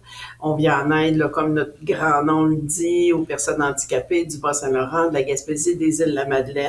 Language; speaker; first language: French; native; French